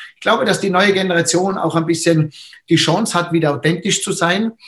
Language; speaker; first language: German; native; German